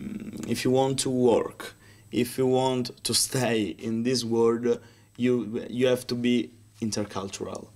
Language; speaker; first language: English; non-native, learner; Italian